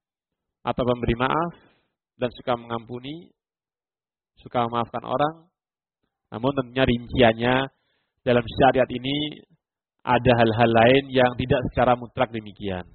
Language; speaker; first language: Indonesian; native; Indonesian